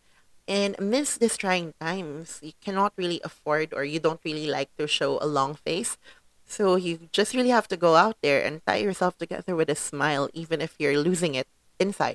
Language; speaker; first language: English; non-native, local second language; Cebuano